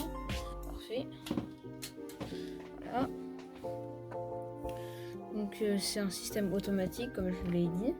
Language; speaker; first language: French; native; French